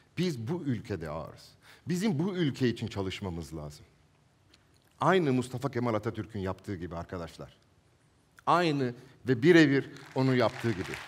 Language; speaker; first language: Turkish; non-native, local second language; Italian